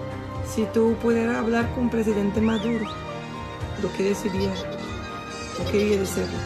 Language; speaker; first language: Spanish; non-native, fluent; Portuguese